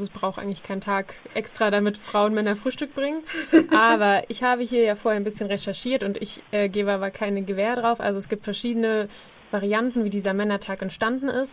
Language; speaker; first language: German; native; German